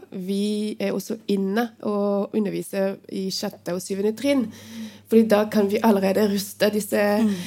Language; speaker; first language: Norwegian; non-native, fluent; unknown